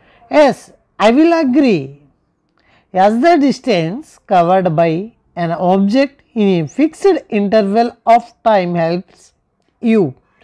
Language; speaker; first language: English; non-native, local second language; Telugu